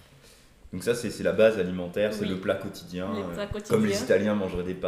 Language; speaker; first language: French; native; French